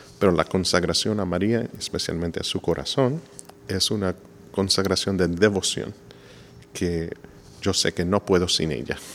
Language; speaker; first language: Spanish; non-native, fluent; English